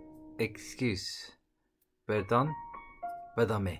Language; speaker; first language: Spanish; non-native, learner; English